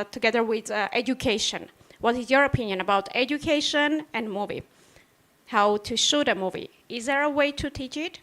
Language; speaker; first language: English; non-native, fluent; Armenian